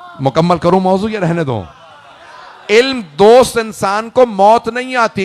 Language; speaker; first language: Urdu; early bilingual, heritage; Urdu